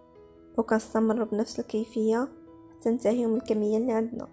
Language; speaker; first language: Arabic; native; Arabic